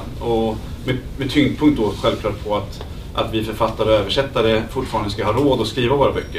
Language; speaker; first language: Swedish; native; Swedish